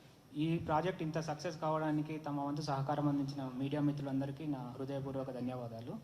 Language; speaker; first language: Telugu; native; Telugu